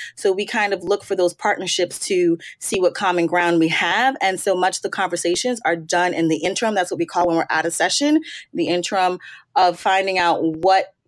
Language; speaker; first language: English; native; English